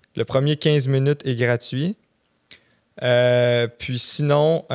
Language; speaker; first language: French; native; French